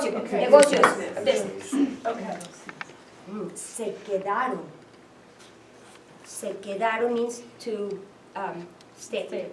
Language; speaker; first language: Spanish; non-native, fluent; English